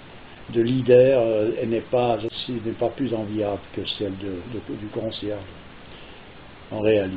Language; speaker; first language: French; native; French